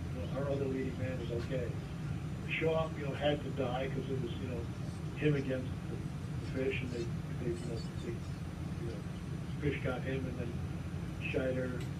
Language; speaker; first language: English; native; English